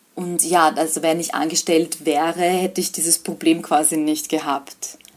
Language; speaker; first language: German; early bilingual, other home language; Serbian